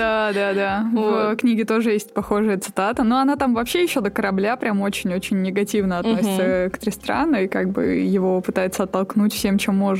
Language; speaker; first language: Russian; native; Russian